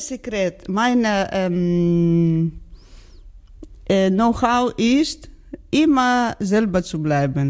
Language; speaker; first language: German; non-native, learner; Georgian